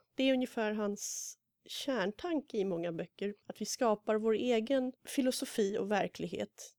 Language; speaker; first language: Swedish; native; Swedish